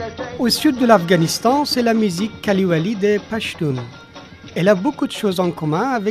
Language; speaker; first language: French; non-native, fluent; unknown